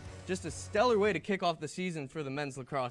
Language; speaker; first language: English; native; English